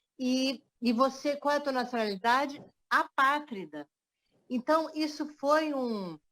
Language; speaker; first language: Portuguese; early bilingual, other home language; French